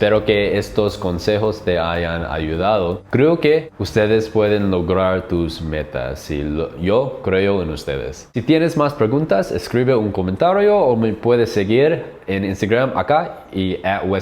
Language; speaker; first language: Spanish; non-native, learner; English